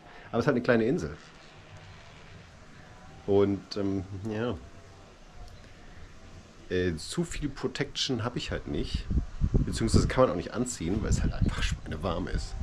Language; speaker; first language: German; native; German